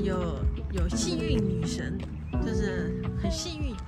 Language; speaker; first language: Chinese; native; Chinese